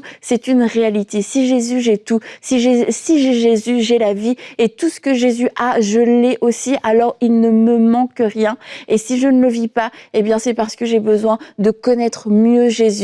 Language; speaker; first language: French; native; French